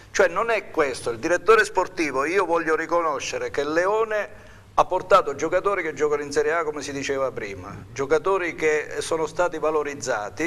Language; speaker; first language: Italian; native; Italian